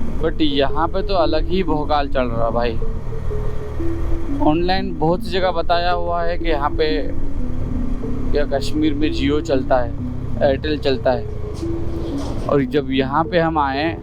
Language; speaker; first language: Hindi; native; Hindi